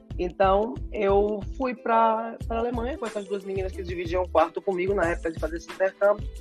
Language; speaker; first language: Portuguese; native; Portuguese